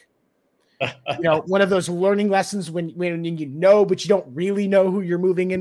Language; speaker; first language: English; native; English